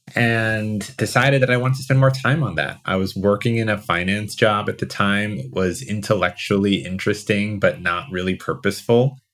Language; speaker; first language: English; native; English